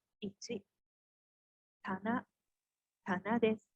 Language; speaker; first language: Japanese; non-native, learner; Indonesian